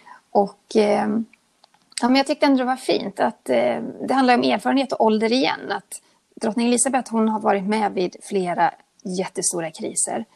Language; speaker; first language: Swedish; native; Swedish